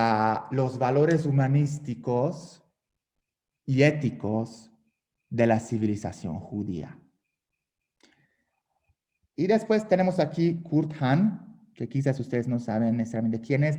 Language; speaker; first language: Spanish; non-native, fluent; Hungarian